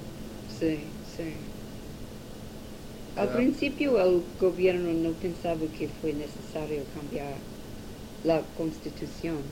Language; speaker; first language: Spanish; non-native, learner; English